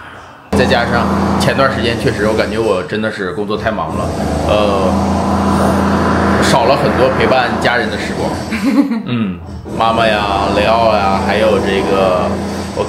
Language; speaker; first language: Chinese; native; Chinese